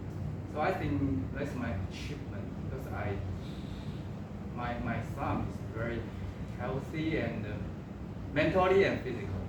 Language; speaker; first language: English; non-native, local second language; Chinese